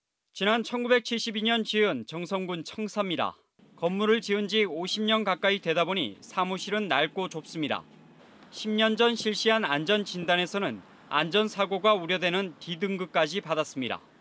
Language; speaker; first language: Korean; native; Korean